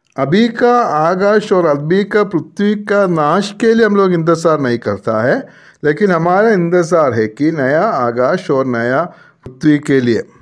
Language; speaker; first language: Hindi; non-native, local second language; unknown